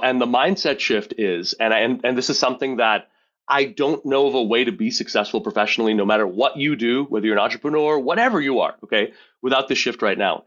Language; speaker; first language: English; native; English